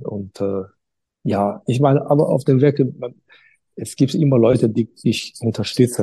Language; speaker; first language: German; non-native, learner; Chinese